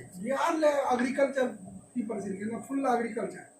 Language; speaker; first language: Tamil; non-native, learner; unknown